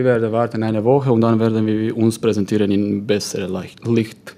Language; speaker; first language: German; non-native, fluent; Croatian